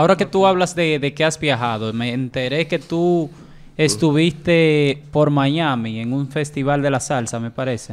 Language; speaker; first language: Spanish; native; Spanish